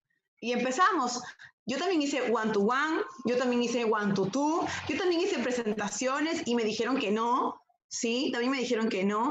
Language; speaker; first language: Spanish; native; Spanish